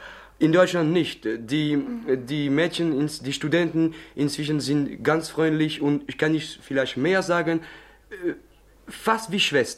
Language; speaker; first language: German; non-native, learner; French